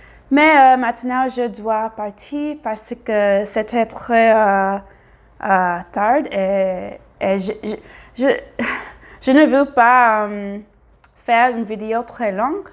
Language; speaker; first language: French; non-native, learner; English